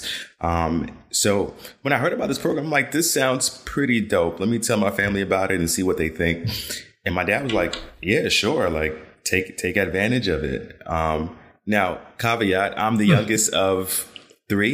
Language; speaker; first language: English; native; English